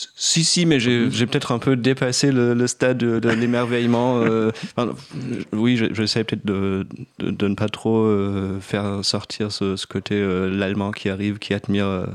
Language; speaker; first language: French; non-native, fluent; German